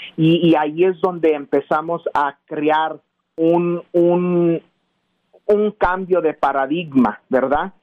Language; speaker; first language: Spanish; early bilingual, heritage; Spanish